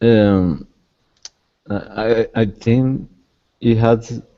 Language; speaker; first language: English; non-native, learner; Spanish